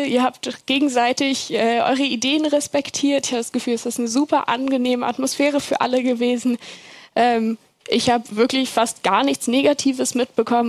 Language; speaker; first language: German; native; German